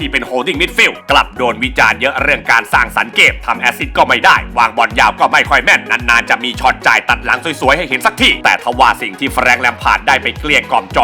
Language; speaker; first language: Thai; native; Thai